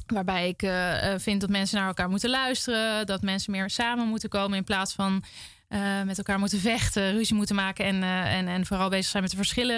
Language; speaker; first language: Dutch; native; Dutch